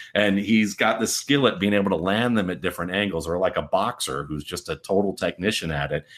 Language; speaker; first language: English; native; English